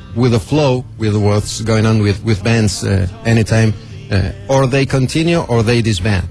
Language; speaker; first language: English; non-native, fluent; Spanish